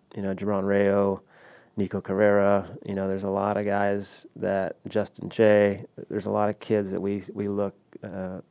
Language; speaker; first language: English; native; English